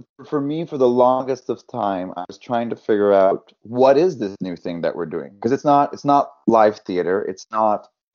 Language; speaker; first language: English; non-native, fluent; French